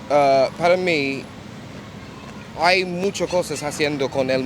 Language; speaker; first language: Spanish; non-native, learner; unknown